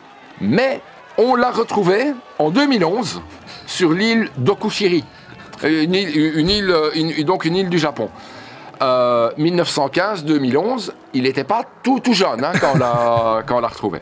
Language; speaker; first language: French; native; French